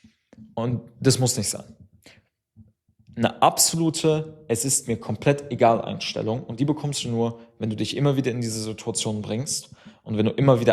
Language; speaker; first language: German; native; German